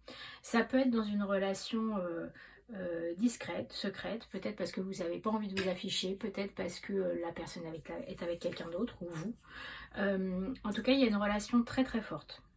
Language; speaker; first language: French; native; French